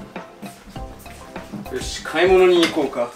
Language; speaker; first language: Japanese; native; Japanese